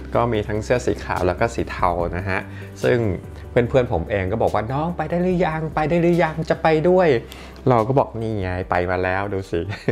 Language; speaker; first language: Thai; native; Thai